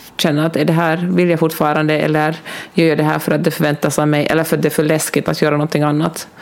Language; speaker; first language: Swedish; native; Swedish